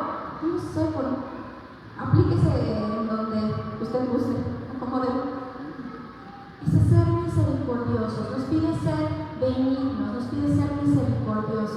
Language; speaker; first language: Spanish; native; Spanish